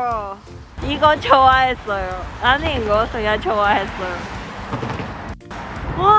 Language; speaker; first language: Korean; non-native, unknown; Cantonese